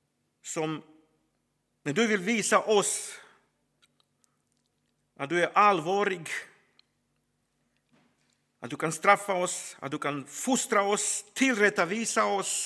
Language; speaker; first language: Swedish; non-native, fluent; Croatian